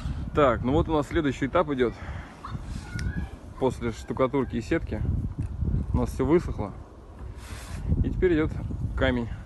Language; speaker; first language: Russian; native; Russian